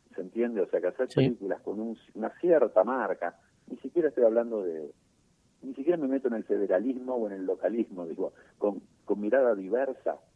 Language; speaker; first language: Spanish; native; Spanish